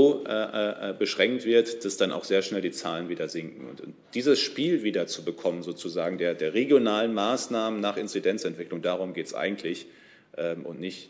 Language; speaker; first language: German; native; German